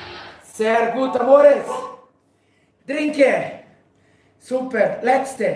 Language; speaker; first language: German; non-native, fluent; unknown